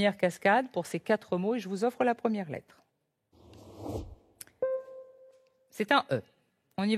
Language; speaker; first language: French; native; French